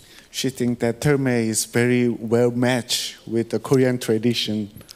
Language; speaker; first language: English; non-native, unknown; Korean